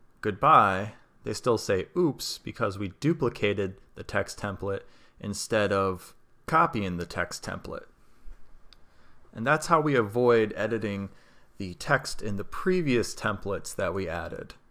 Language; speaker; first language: English; native; English